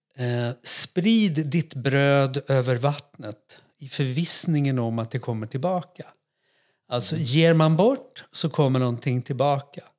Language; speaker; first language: Swedish; native; Swedish